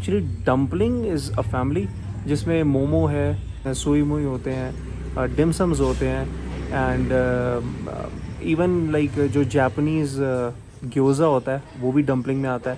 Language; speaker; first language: Hindi; native; Hindi